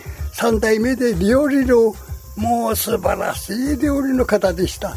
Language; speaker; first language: Japanese; native; Japanese